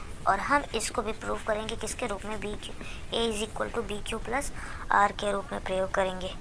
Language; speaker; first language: Hindi; native; Hindi